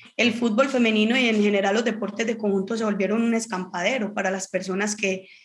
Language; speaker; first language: Spanish; native; Spanish